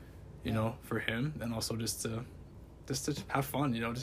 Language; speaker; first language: English; native; English